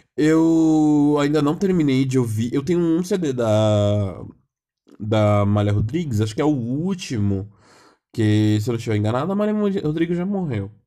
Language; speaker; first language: Portuguese; native; Portuguese